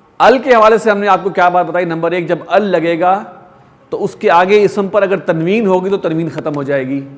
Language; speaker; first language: Urdu; native; Urdu